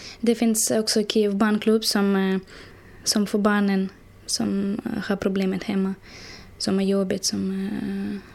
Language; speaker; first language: Swedish; non-native, learner; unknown